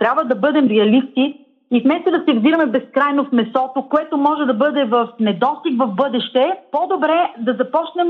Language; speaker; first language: Bulgarian; native; Bulgarian